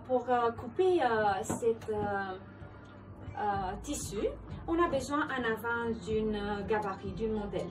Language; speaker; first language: French; non-native, fluent; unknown